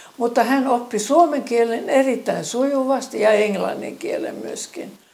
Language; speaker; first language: Finnish; early bilingual, other home language; Estonian